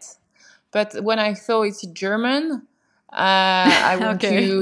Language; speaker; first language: English; non-native, fluent; French